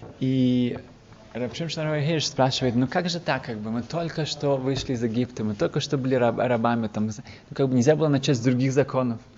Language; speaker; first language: Russian; early bilingual, heritage; Russian